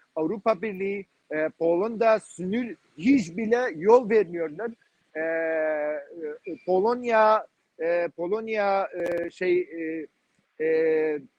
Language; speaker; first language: Turkish; non-native, learner; Kurdish